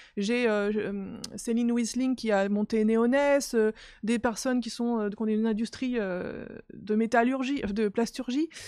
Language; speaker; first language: French; native; French